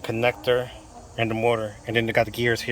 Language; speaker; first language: English; native; English